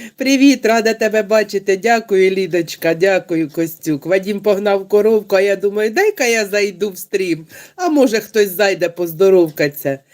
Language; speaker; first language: Ukrainian; non-native, local second language; Russian